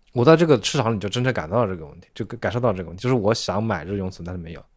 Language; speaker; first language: Chinese; native; Chinese